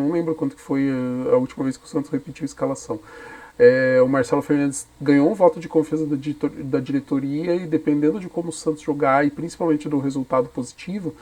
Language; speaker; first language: Portuguese; native; Portuguese